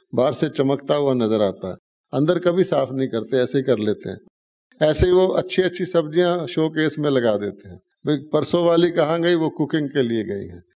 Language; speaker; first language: Hindi; native; Hindi